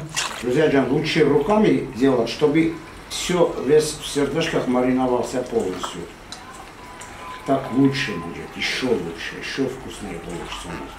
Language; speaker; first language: Russian; non-native, fluent; Armenian